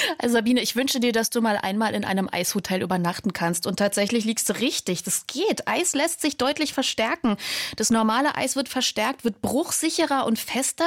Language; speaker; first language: German; native; German